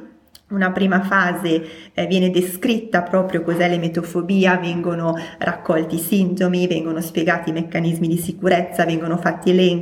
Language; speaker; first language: Italian; native; Italian